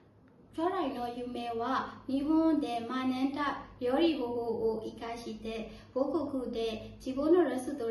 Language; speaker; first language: Japanese; non-native, learner; Burmese